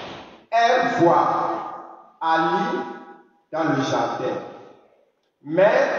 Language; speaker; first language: French; non-native, fluent; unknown